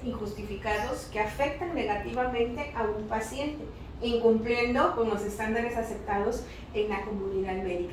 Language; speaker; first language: Spanish; native; Spanish